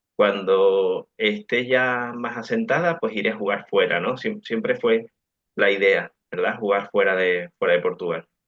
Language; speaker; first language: Spanish; native; Spanish